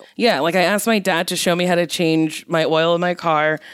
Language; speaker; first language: English; native; English